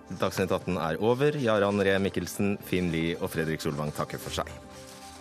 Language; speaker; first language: Norwegian; native; Norwegian